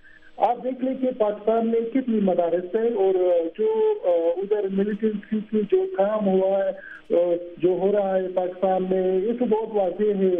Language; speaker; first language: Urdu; non-native, fluent; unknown